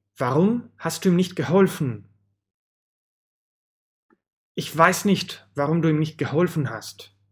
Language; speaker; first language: German; non-native, fluent; Russian